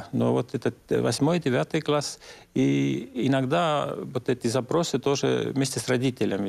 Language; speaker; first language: Russian; non-native, local second language; Estonian